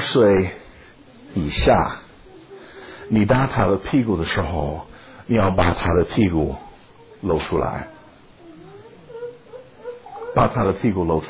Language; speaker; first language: Chinese; non-native, fluent; English